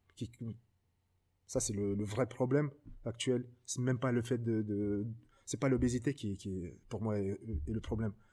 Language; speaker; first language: French; non-native, fluent; Lithuanian